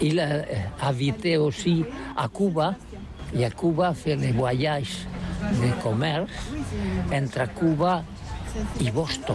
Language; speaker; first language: French; non-native, learner; Catalan